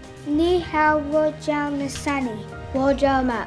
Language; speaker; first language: Chinese; non-native, learner; English